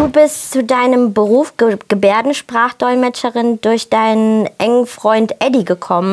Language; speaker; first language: German; native; German